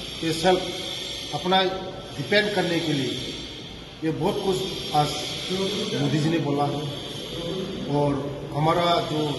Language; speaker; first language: Hindi; non-native, local second language; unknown